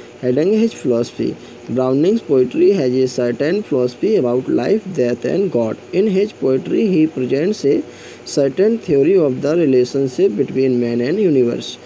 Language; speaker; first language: English; non-native, local second language; Hindi